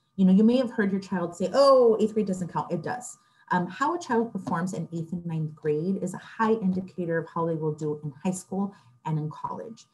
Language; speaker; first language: English; early bilingual, other home language; Spanish